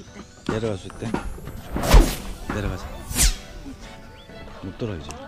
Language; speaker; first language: Korean; native; Korean